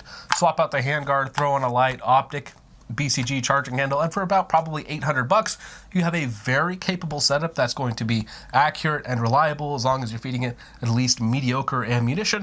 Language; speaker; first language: English; native; English